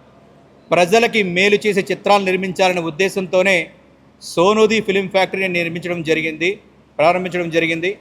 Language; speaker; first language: Telugu; native; Telugu